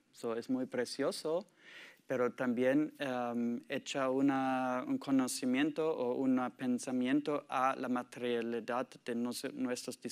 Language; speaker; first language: Spanish; non-native, learner; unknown